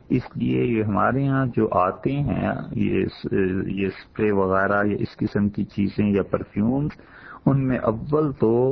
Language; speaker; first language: Urdu; native; Urdu